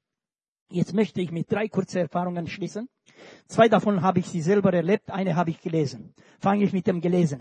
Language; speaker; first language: German; non-native, fluent; Romanian